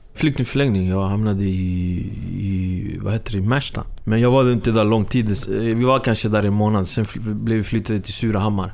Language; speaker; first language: Swedish; early bilingual, other home language; Spanish